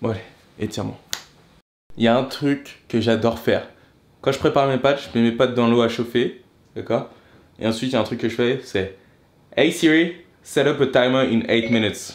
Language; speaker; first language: French; native; French